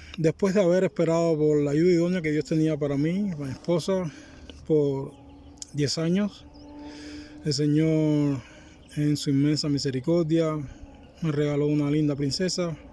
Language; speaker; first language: Spanish; native; Spanish